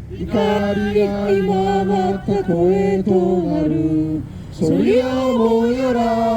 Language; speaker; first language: Korean; native; Korean